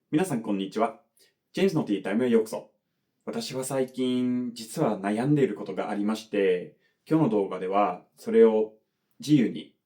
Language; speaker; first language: Japanese; non-native, fluent; English